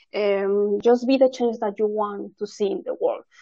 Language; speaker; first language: English; non-native, fluent; Spanish